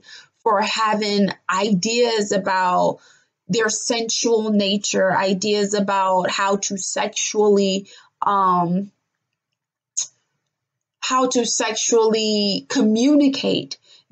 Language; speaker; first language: English; non-native, local second language; Yoruba